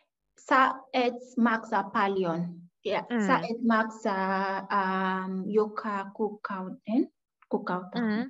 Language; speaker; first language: Finnish; non-native, learner; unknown